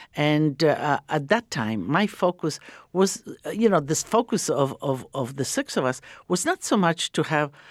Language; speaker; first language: English; early bilingual, other home language; Croatian